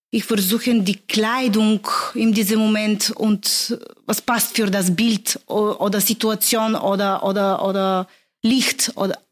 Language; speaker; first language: German; non-native, learner; Bulgarian